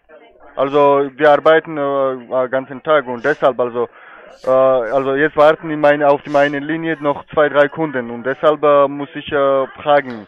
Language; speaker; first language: German; non-native, fluent; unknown